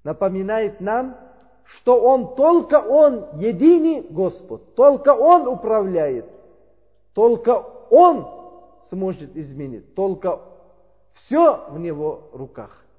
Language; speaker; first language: Russian; non-native, fluent; Uzbek